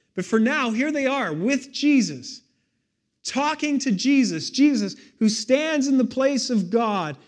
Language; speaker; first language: English; native; English